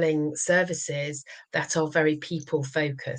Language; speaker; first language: English; native; English